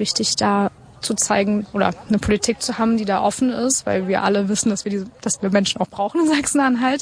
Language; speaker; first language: German; native; German